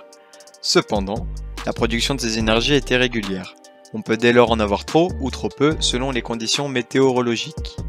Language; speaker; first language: French; native; French